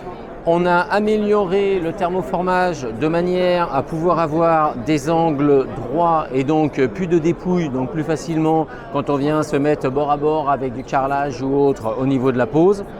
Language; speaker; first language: French; native; French